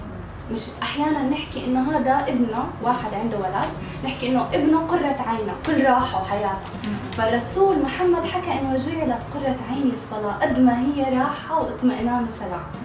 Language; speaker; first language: Arabic; native; Arabic